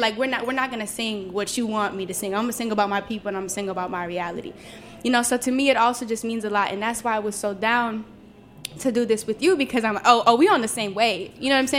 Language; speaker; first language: English; native; English